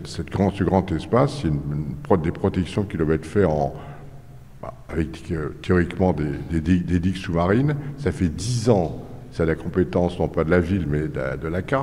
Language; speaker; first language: French; native; French